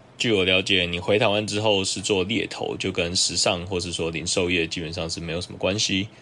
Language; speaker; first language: Chinese; native; Chinese